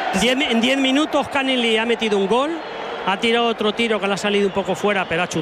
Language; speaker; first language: Spanish; native; Spanish